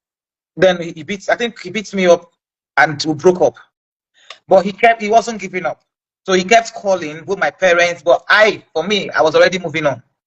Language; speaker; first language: English; non-native, local second language; Igbo